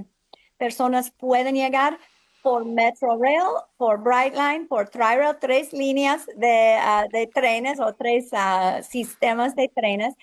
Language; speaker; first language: Spanish; non-native, fluent; English